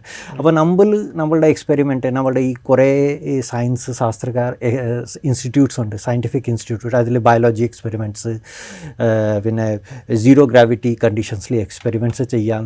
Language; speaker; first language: Malayalam; non-native, fluent; Bangla